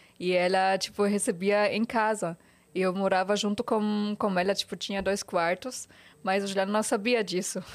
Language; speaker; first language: Portuguese; non-native, fluent; German